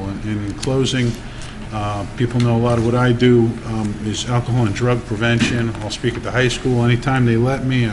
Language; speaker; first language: English; early bilingual, other home language; Italian